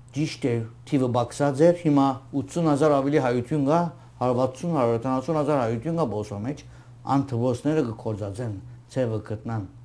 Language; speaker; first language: Armenian; early bilingual, heritage; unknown